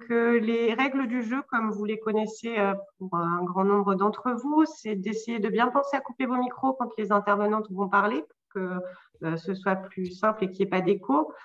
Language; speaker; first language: French; native; French